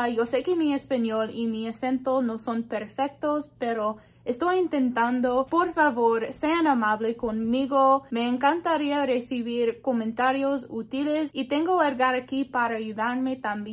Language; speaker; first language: Spanish; non-native, learner; English